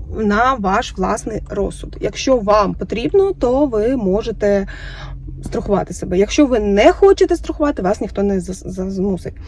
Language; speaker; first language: Ukrainian; native; Ukrainian